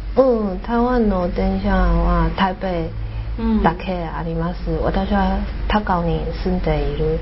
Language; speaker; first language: Japanese; non-native, learner; Chinese